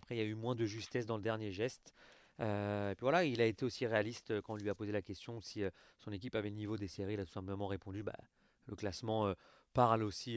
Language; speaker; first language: French; native; French